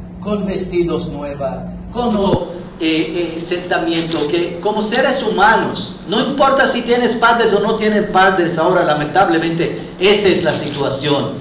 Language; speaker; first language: Spanish; non-native, fluent; Hebrew